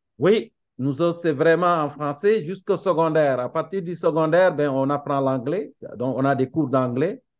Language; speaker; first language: French; non-native, local second language; Serer